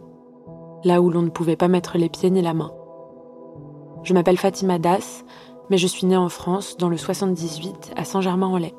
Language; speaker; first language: French; early bilingual, other home language; Arabic